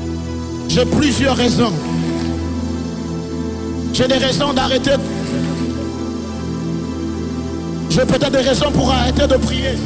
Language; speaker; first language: French; non-native, local second language; Lingala